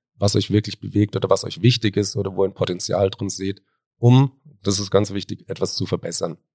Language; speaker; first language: German; native; German